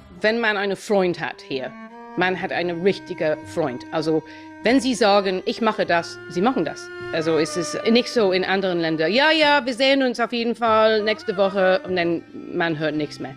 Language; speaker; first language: German; non-native, fluent; English